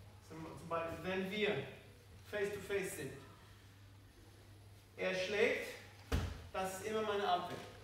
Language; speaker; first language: German; non-native, fluent; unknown